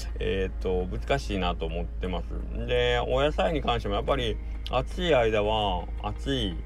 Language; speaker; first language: Japanese; native; Japanese